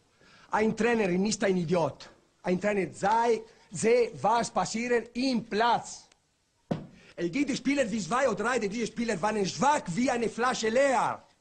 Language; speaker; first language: German; non-native, learner; Italian